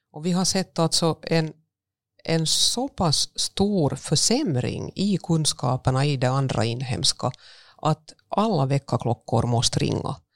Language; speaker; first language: Swedish; native; Swedish